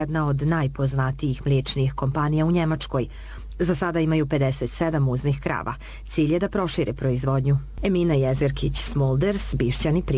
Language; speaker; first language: Bosnian; native; Bosnian